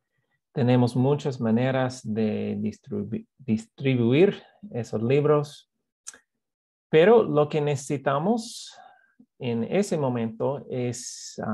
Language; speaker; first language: Spanish; non-native, fluent; English